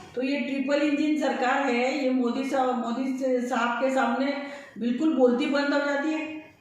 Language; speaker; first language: Hindi; non-native, local second language; Marathi